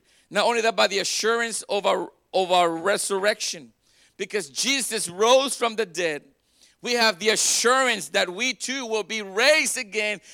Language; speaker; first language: English; native; English